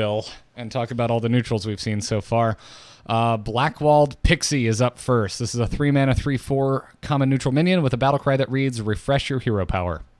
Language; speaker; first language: English; native; English